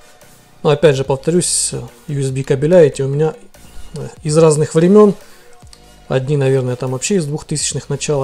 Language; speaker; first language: Russian; native; Russian